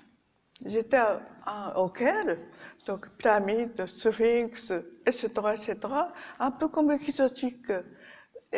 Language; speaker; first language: French; non-native, learner; Japanese